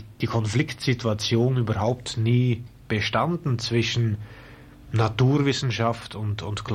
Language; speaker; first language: German; native; German